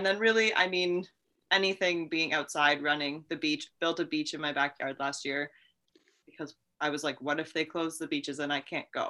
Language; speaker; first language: English; native; English